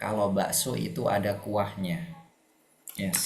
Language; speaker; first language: Indonesian; native; Indonesian